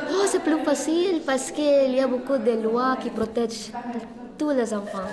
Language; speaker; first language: French; non-native, learner; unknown